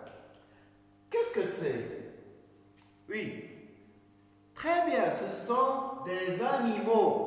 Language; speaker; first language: French; non-native, local second language; Arabic